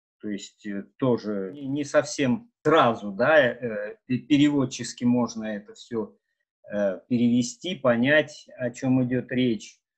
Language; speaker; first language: Russian; native; Russian